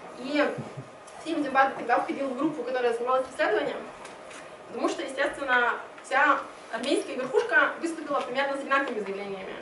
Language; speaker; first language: Russian; native; Russian